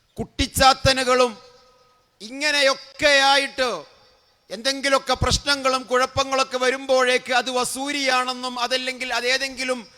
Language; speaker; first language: Malayalam; native; Malayalam